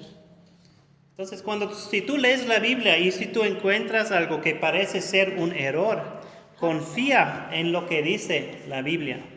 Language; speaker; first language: Spanish; non-native, fluent; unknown